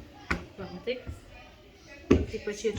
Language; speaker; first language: Lithuanian; native; Lithuanian